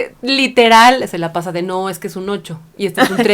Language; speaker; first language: Spanish; native; Spanish